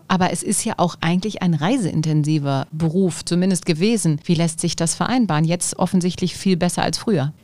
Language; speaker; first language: German; native; German